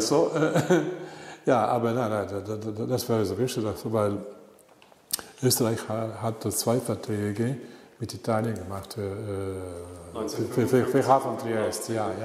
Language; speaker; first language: German; non-native, learner; Italian